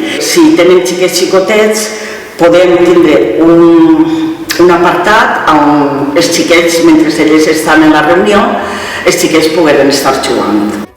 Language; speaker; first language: Catalan; native; Catalan